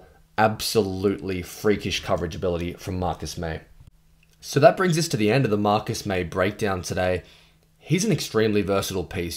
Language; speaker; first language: English; native; English